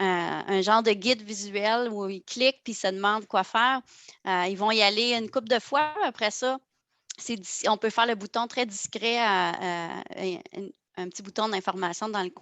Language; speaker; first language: French; native; French